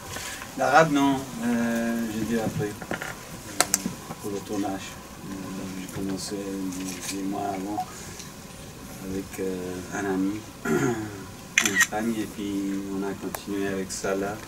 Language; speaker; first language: French; non-native, fluent; English